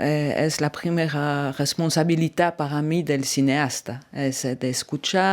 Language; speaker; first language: Spanish; non-native, fluent; French